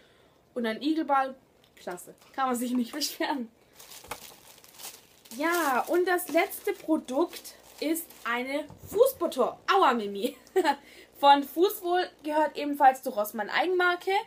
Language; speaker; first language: German; native; German